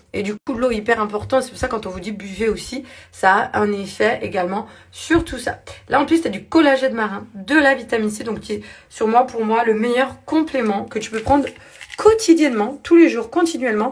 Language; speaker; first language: French; native; French